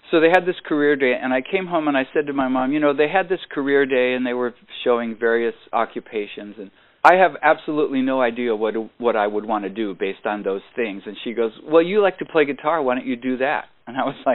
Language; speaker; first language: English; native; English